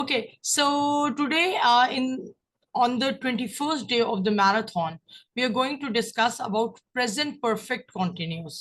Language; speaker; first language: English; non-native, fluent; Urdu